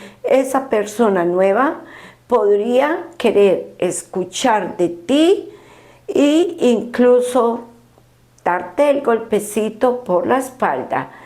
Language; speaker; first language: Spanish; native; Spanish